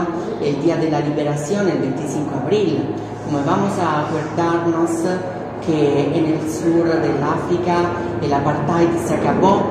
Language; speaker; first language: Spanish; non-native, fluent; Italian